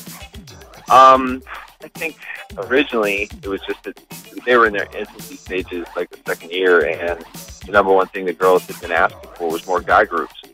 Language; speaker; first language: English; native; English